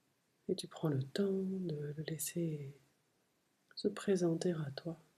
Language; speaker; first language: French; native; French